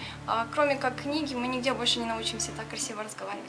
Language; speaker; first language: Russian; native; Russian